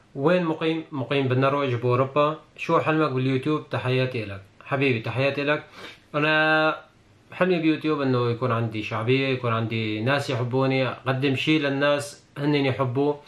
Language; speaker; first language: Arabic; non-native, local second language; Kurdish